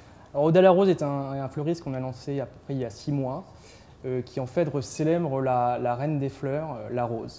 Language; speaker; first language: French; native; French